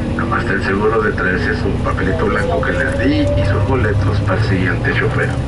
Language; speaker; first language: Spanish; native; Spanish